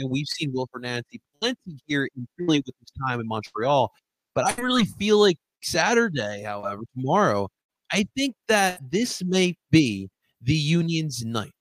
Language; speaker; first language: English; early bilingual, other home language; Spanish